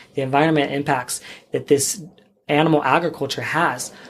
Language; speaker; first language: English; native; English